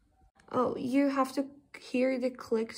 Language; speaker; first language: English; non-native, fluent; Turkish